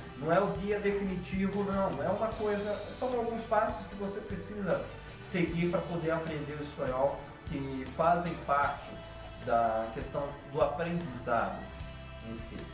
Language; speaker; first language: Portuguese; native; Portuguese